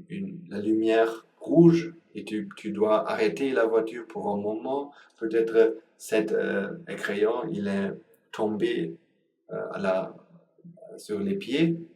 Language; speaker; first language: French; non-native, learner; Sinhala